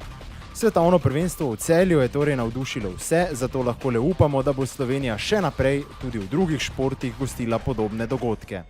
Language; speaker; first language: Slovenian; native; Slovenian